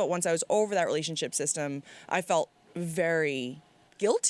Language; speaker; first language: English; native; English